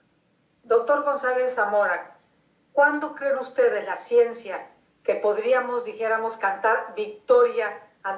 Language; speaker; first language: Spanish; native; Spanish